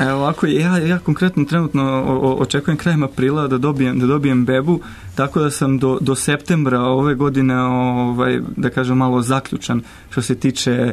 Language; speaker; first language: Serbian; native; Serbian